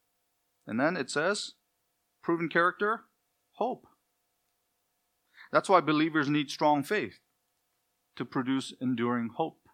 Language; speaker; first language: English; native; English